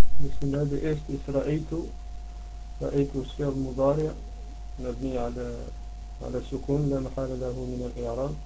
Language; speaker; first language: Arabic; non-native, learner; Dutch